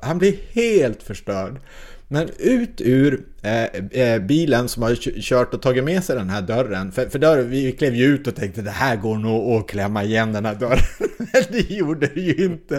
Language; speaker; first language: Swedish; native; Swedish